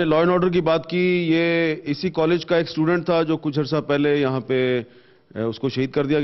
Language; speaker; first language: Urdu; native; Urdu